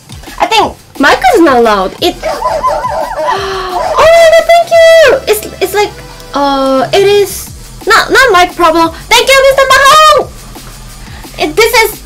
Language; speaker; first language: English; non-native, learner; Korean